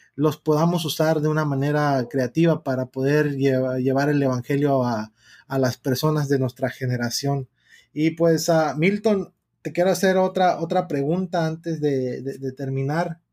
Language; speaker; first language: Spanish; early bilingual, heritage; Spanish